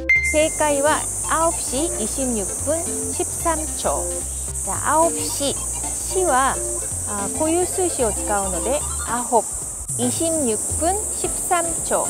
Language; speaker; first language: Japanese; non-native, fluent; Korean